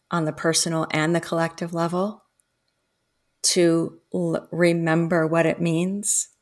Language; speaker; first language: English; early bilingual, other home language; Spanish